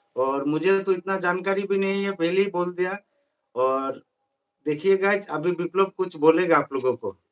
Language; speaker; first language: Hindi; non-native, local second language; Bangla